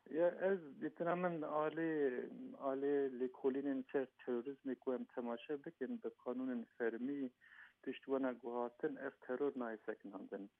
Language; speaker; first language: Kurdish; early bilingual, heritage; Kurdish